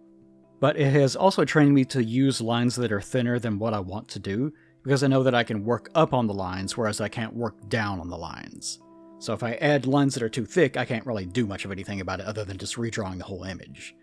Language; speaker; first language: English; native; English